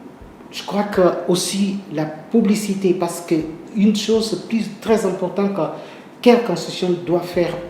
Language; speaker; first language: French; non-native, learner; Portuguese